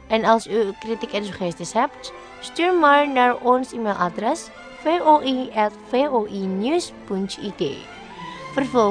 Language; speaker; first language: Dutch; non-native, fluent; Indonesian